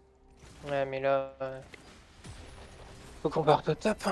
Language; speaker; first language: French; native; French